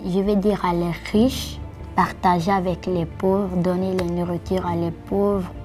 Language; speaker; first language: French; non-native, learner; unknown